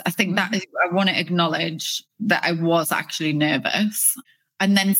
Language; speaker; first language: English; native; English